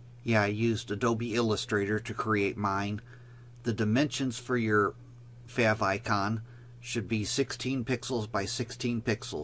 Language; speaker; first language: English; native; English